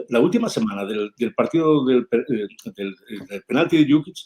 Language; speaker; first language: Spanish; native; Spanish